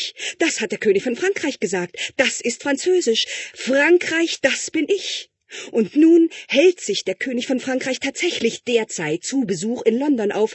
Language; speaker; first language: German; native; German